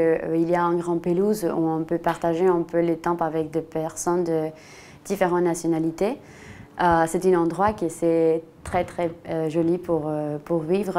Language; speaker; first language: French; non-native, fluent; Spanish